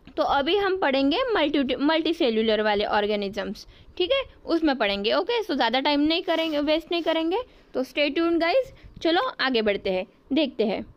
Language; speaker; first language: Hindi; non-native, local second language; Marathi